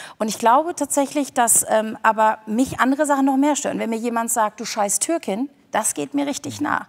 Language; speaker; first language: German; early bilingual, other home language; Turkish